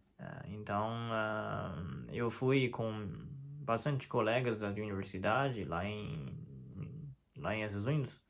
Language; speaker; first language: Portuguese; non-native, fluent; Chinese